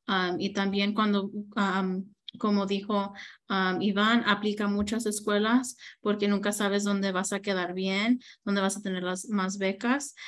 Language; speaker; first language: Spanish; early bilingual, heritage; Spanish